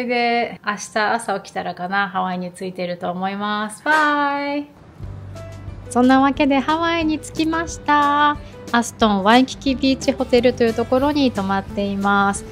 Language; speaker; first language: Japanese; native; Japanese